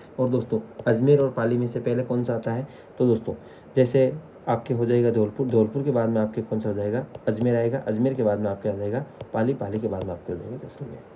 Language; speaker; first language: Hindi; native; Hindi